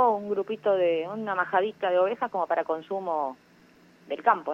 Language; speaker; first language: Spanish; native; Spanish